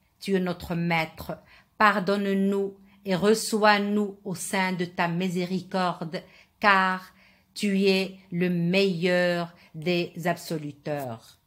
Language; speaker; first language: French; non-native, local second language; Arabic